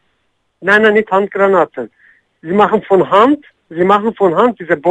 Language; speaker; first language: German; non-native, learner; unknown